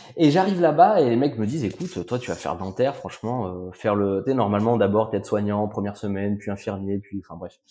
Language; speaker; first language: French; native; French